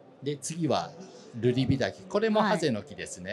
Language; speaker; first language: Japanese; native; Japanese